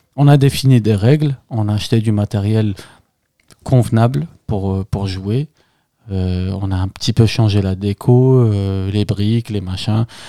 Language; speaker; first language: French; non-native, local second language; Arabic